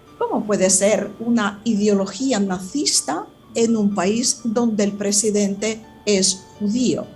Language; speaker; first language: Spanish; non-native, fluent; Russian